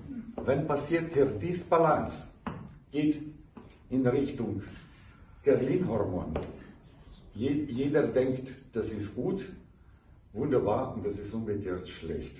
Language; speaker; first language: German; non-native, fluent; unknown